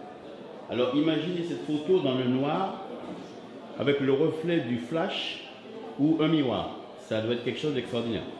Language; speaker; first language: French; native; French